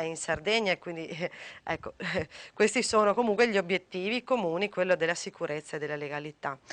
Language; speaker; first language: Italian; native; Italian